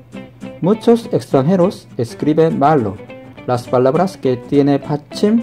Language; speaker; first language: Spanish; non-native, learner; Korean